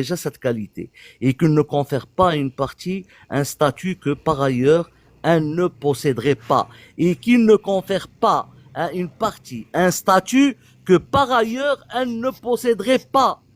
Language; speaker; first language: French; non-native, local second language; Arabic